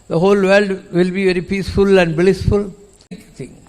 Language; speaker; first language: English; non-native, local second language; Tamil